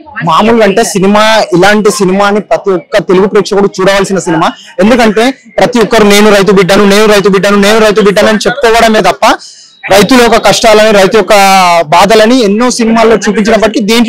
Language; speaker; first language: Telugu; native; Telugu